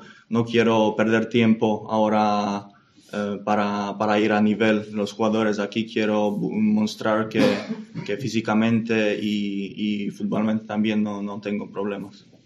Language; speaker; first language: Spanish; non-native, fluent; English